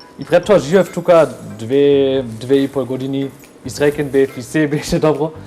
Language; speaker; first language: Macedonian; non-native, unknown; German